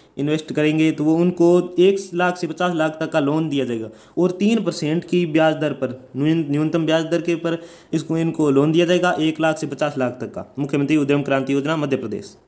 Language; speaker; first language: Hindi; native; Hindi